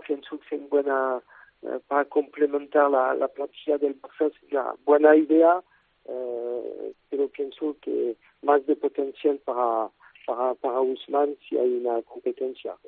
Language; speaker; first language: Spanish; non-native, fluent; French